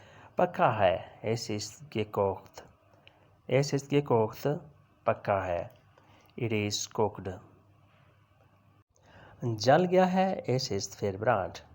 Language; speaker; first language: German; non-native, learner; Urdu